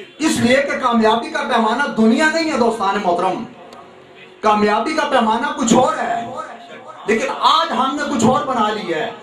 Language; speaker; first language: Urdu; non-native, local second language; Punjabi